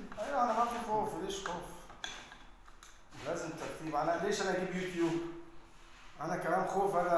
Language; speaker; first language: Arabic; non-native, learner; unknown